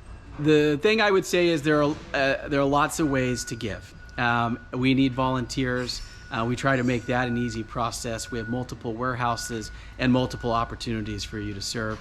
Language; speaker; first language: English; native; English